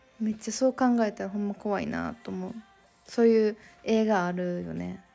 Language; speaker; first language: Japanese; native; Japanese